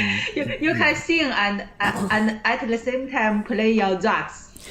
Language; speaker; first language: English; non-native, learner; Chinese